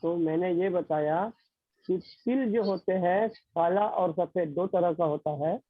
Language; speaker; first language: Hindi; non-native, local second language; Marathi